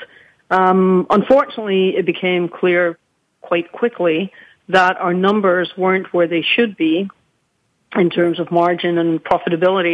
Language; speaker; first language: English; native; English